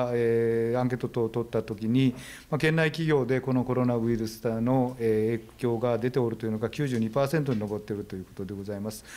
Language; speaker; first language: Japanese; native; Japanese